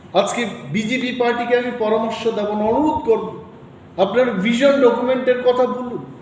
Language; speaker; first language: Bangla; non-native, local second language; Kok Borok